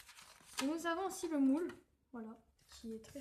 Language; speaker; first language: French; native; French